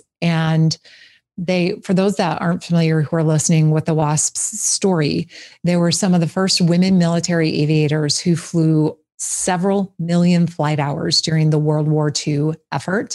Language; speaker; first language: English; native; English